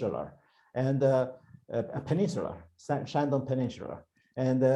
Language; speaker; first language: English; non-native, learner; Chinese